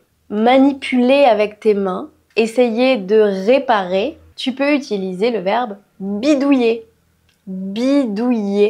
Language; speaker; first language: French; native; French